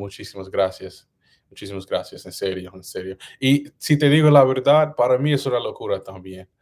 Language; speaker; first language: Spanish; non-native, learner; English